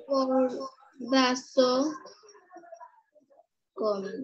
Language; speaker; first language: Italian; non-native, learner; Spanish